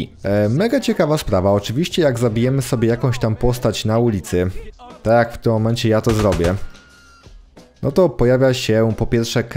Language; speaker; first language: Polish; native; Polish